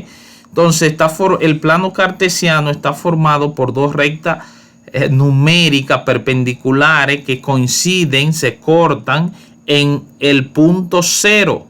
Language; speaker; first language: Spanish; native; Spanish